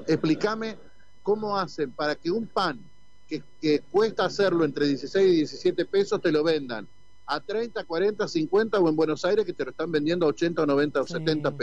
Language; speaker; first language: Spanish; native; Spanish